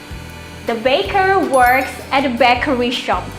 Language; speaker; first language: English; non-native, fluent; Indonesian